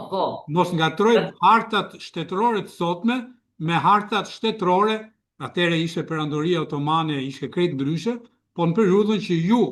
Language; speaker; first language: Albanian; native; Albanian